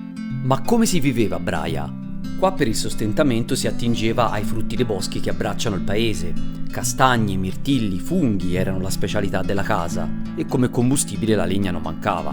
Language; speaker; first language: Italian; native; Italian